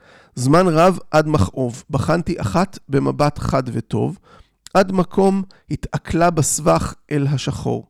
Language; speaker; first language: Hebrew; native; Hebrew